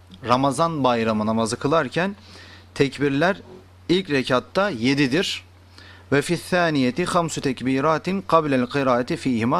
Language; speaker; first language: Turkish; native; Turkish